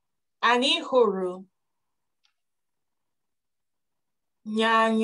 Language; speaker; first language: Igbo; early bilingual, heritage; Igbo